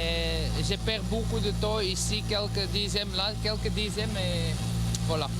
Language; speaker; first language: French; non-native, local second language; Dutch